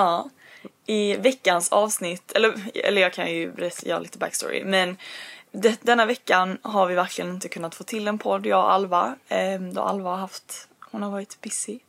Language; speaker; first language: Swedish; early bilingual, other home language; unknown